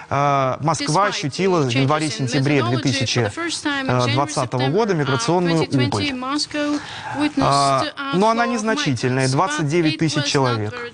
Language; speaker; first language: Russian; native; Russian